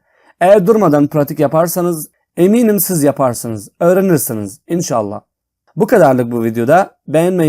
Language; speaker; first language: Turkish; non-native, fluent; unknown